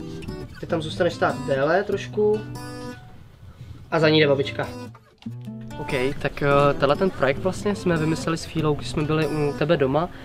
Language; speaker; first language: Czech; native; Czech